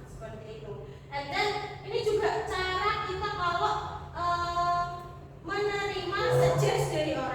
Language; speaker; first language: Indonesian; native; Indonesian